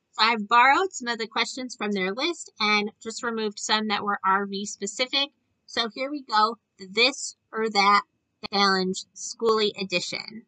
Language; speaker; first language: English; native; English